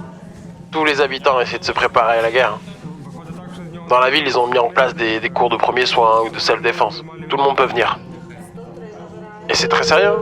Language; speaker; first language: French; native; French